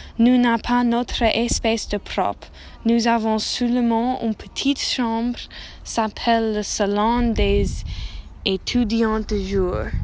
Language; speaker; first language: French; non-native, learner; English